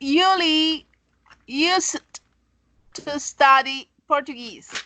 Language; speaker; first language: English; non-native, learner; Spanish